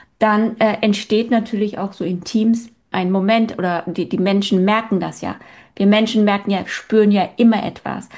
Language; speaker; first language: German; early bilingual, other home language; Turkish